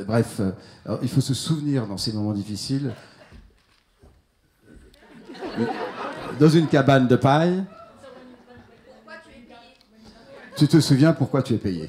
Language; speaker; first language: French; native; French